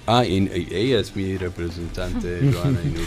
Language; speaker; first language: Spanish; non-native, fluent; English